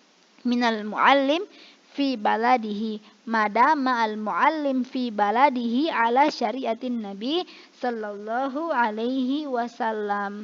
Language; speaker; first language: Arabic; non-native, fluent; Indonesian